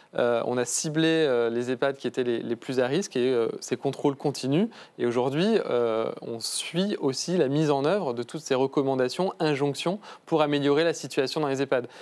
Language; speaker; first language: French; native; French